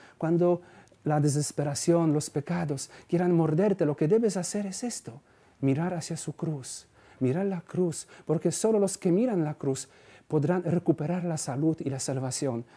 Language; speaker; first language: Spanish; non-native, fluent; Polish